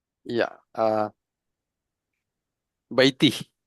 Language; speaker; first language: Arabic; non-native, learner; Urdu